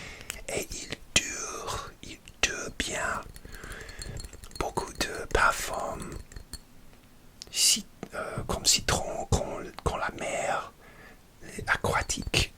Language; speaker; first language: French; non-native, learner; English